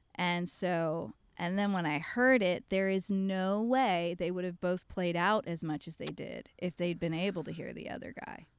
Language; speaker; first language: English; native; English